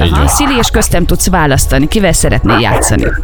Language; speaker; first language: Hungarian; native; Hungarian